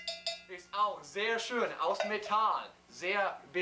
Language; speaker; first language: German; non-native, learner; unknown